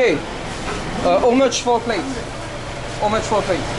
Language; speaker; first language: English; non-native, learner; French